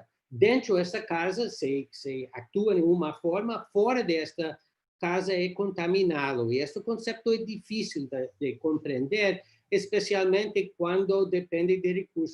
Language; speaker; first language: Portuguese; non-native, learner; English